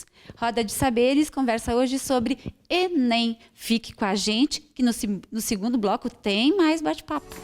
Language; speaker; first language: Portuguese; native; Portuguese